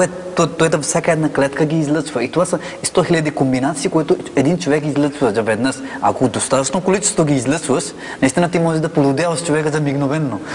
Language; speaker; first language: Bulgarian; non-native, fluent; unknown